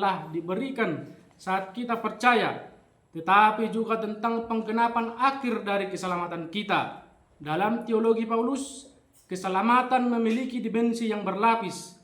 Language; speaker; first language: Indonesian; native; Indonesian